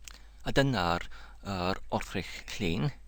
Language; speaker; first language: Welsh; non-native, learner; English